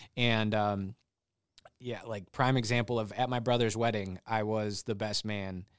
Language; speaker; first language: English; native; English